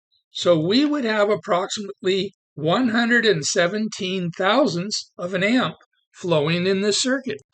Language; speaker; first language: English; native; English